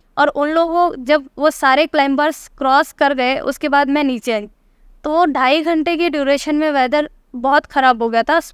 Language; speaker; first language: Hindi; native; Hindi